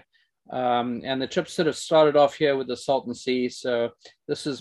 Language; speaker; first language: English; native; English